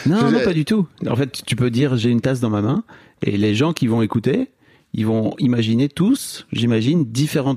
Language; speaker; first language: French; native; French